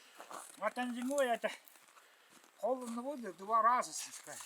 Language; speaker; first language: Russian; non-native, local second language; Yakut